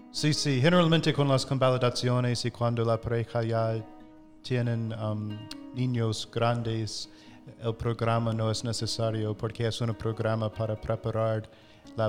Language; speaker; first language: Spanish; non-native, fluent; English